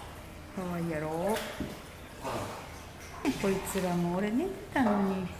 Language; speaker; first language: Japanese; native; Japanese